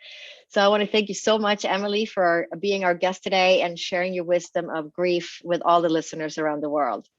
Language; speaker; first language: English; native; English